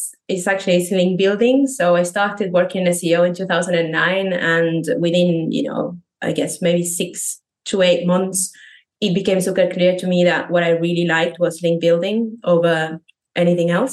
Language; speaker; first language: English; non-native, fluent; Spanish